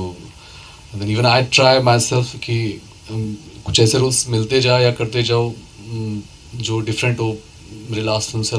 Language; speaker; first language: Hindi; native; Hindi